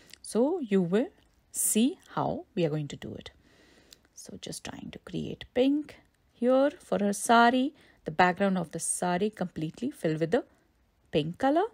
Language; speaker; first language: English; non-native, local second language; Hindi